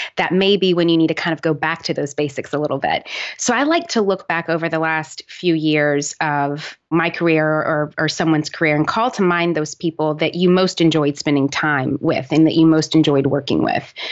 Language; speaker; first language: English; native; English